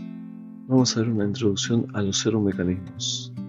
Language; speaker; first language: Spanish; native; Spanish